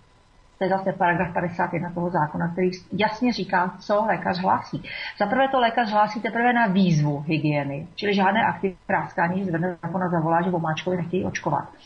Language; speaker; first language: Czech; native; Czech